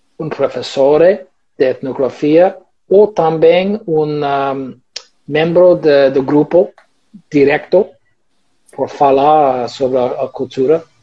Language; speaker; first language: Portuguese; non-native, learner; English